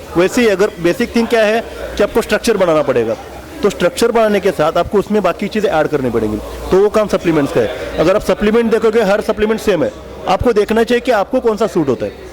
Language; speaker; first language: Hindi; non-native, local second language; Marathi